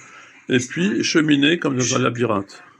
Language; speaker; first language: French; native; French